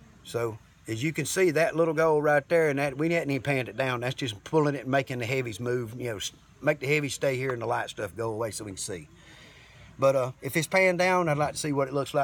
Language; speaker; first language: English; native; English